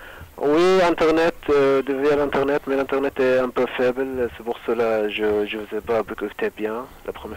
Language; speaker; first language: French; non-native, fluent; Arabic